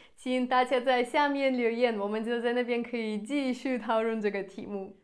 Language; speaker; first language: Chinese; non-native, fluent; Russian